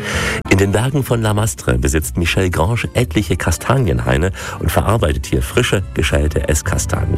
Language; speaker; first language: German; native; German